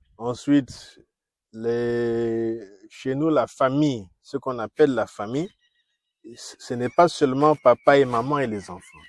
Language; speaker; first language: French; non-native, local second language; Kongo